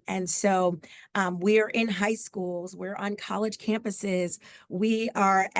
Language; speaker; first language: English; native; English